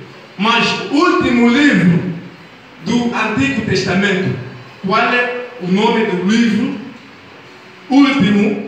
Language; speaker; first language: Portuguese; non-native, learner; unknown